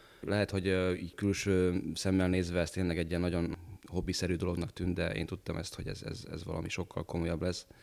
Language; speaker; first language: Hungarian; native; Hungarian